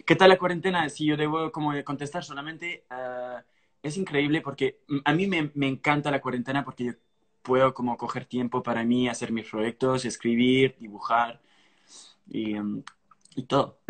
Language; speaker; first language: Spanish; non-native, fluent; French